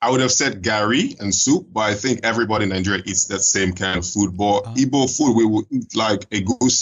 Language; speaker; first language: English; non-native, local second language; Igbo